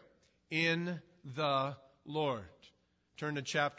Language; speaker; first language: English; native; English